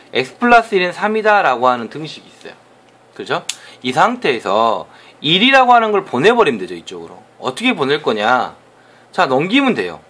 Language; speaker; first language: Korean; native; Korean